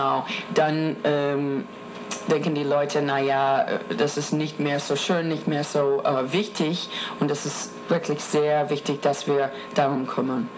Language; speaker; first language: German; non-native, fluent; English